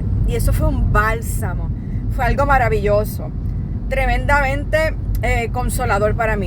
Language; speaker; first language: Spanish; native; Spanish